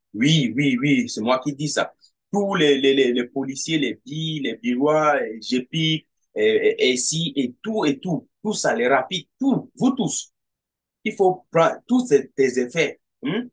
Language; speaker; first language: French; non-native, local second language; English